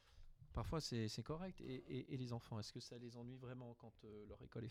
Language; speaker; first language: French; native; French